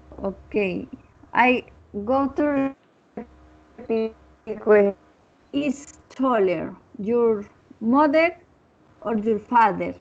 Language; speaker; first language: English; non-native, learner; Spanish